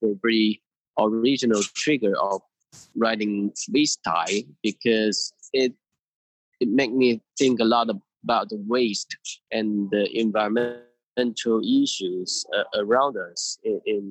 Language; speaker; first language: English; non-native, fluent; Min Nan Chinese